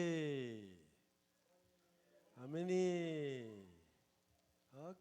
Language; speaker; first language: Korean; non-native, learner; Chinese